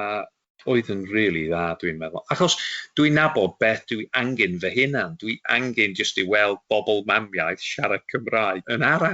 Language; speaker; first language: Welsh; non-native, local second language; English